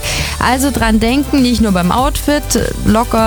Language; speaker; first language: German; native; German